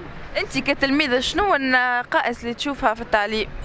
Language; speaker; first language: Arabic; native; Arabic